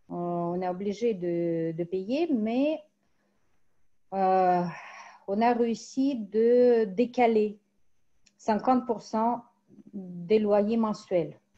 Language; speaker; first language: French; non-native, fluent; Russian